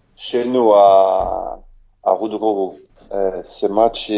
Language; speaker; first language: French; non-native, fluent; Polish